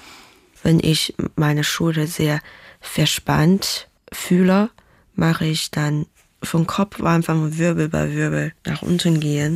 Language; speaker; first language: German; non-native, learner; Chinese